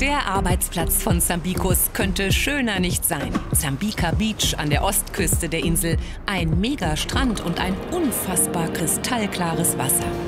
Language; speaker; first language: German; native; German